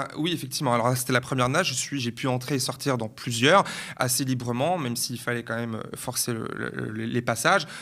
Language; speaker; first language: French; native; French